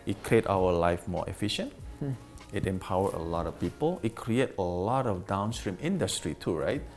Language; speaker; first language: English; non-native, fluent; Indonesian